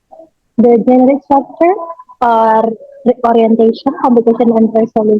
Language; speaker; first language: English; non-native, learner; Indonesian